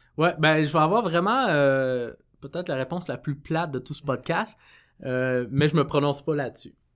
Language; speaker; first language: French; native; French